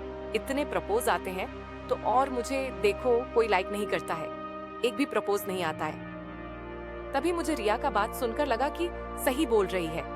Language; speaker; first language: Hindi; native; Hindi